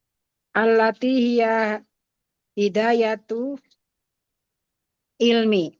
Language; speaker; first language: Arabic; non-native, learner; Indonesian